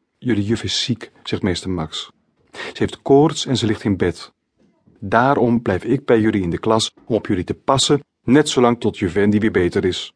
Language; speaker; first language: Dutch; native; Dutch